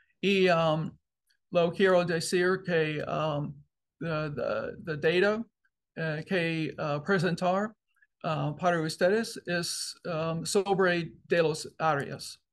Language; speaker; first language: Spanish; non-native, learner; English